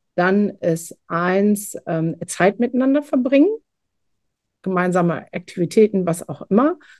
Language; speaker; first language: German; native; German